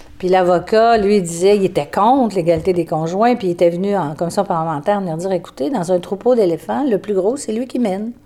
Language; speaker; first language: French; native; French